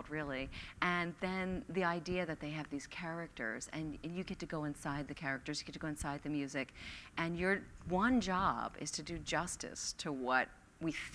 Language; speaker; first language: English; native; English